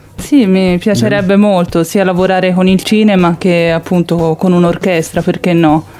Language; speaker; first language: Italian; native; Italian